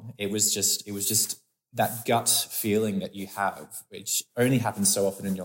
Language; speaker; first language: English; native; English